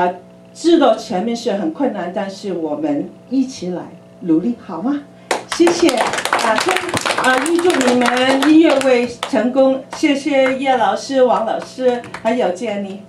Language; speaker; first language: Chinese; early bilingual, other home language; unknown